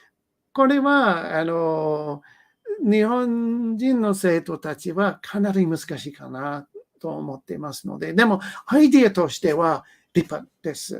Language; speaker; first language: Japanese; non-native, learner; English